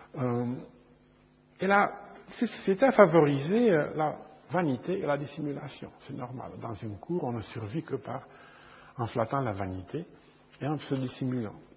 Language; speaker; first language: French; non-native, fluent; Romanian